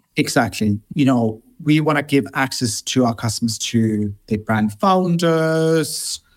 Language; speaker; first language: English; non-native, fluent; Finnish